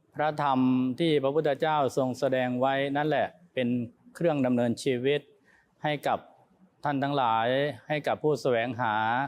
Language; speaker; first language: Thai; native; Thai